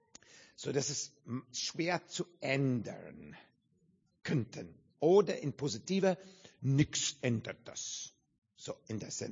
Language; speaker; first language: German; non-native, fluent; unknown